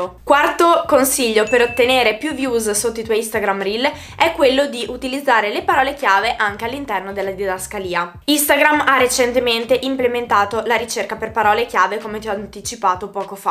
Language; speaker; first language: Italian; native; Italian